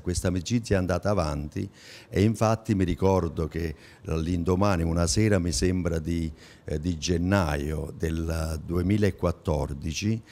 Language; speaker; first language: Italian; native; Italian